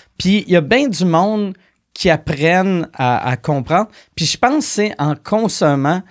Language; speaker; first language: French; native; French